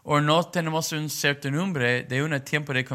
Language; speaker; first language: Spanish; non-native, learner; English